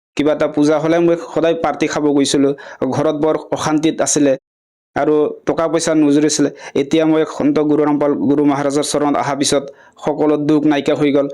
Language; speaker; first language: Assamese; non-native, local second language; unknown